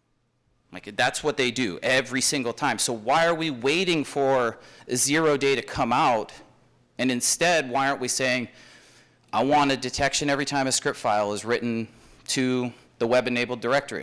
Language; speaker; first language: English; native; English